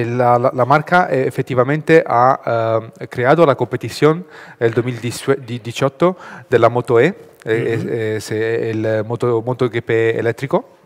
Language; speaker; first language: Spanish; non-native, learner; Italian